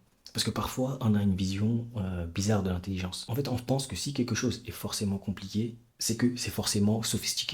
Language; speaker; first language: French; native; French